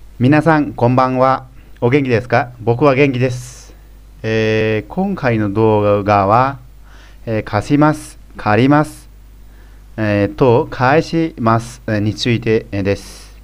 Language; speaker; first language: Japanese; non-native, fluent; Nepali